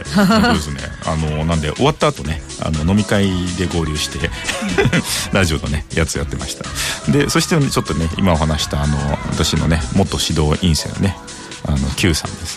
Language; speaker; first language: Japanese; native; Japanese